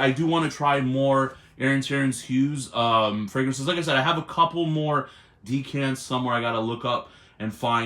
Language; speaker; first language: English; native; English